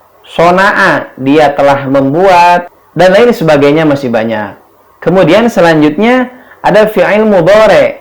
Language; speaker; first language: Indonesian; native; Indonesian